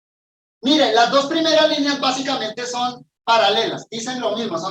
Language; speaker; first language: Spanish; native; Spanish